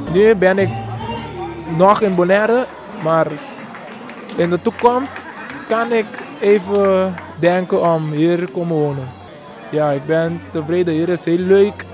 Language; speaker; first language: Dutch; non-native, local second language; Papiamento